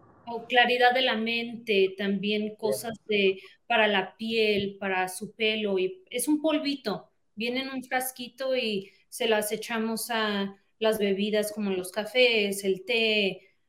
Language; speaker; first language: Spanish; early bilingual, heritage; Spanish